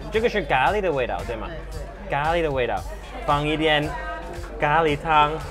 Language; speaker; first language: Chinese; non-native, learner; English